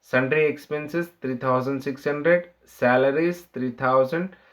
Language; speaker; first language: English; non-native, local second language; Kannada